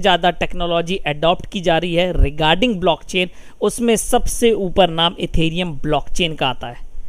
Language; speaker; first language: Hindi; native; Hindi